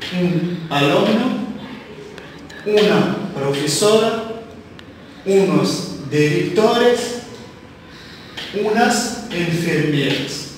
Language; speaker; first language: Spanish; non-native, fluent; Arabic